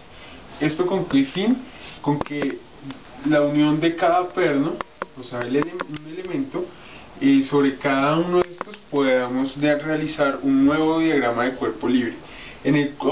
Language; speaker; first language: Spanish; native; Spanish